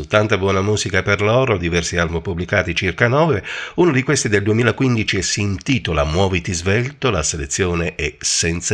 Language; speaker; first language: Italian; native; Italian